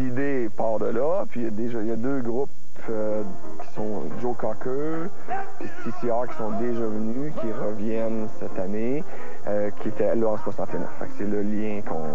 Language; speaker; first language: French; native; French